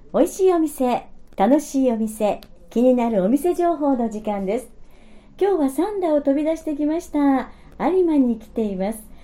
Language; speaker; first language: Japanese; native; Japanese